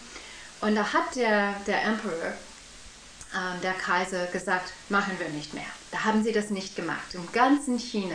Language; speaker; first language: German; non-native, fluent; English